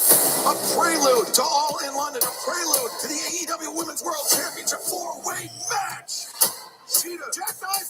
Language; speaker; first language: English; native; English